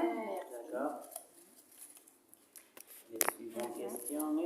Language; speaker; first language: French; non-native, learner; Spanish